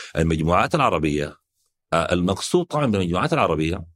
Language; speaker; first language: Arabic; native; Arabic